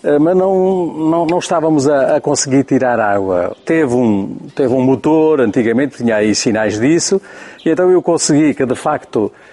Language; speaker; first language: Portuguese; native; Portuguese